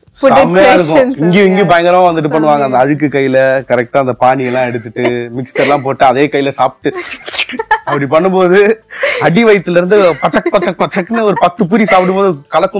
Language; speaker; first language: Tamil; native; Tamil